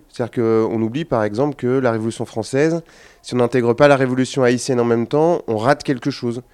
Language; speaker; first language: French; native; French